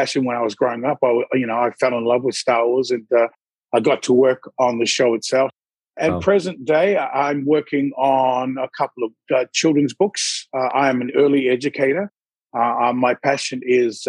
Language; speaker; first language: English; native; English